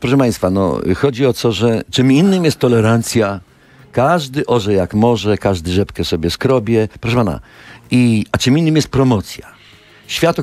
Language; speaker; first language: Polish; native; Polish